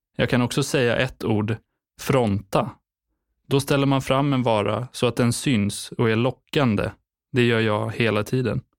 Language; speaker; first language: Swedish; non-native, fluent; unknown